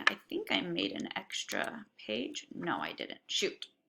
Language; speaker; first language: English; native; English